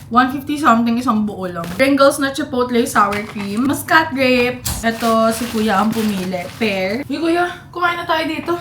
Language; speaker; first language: Filipino; native; Filipino